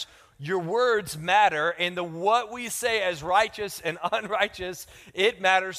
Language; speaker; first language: English; native; English